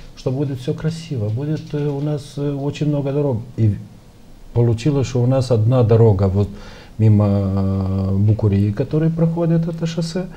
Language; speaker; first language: Russian; non-native, local second language; Romanian